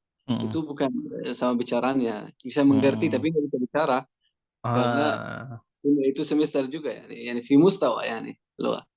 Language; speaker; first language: Indonesian; non-native, learner; Persian